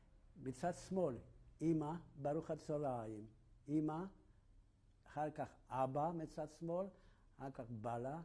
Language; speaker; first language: Hebrew; non-native, fluent; Yiddish